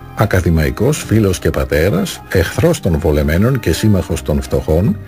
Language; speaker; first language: Greek; native; Greek